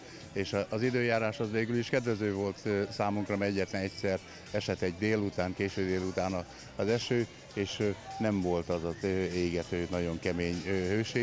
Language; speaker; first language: Hungarian; native; Hungarian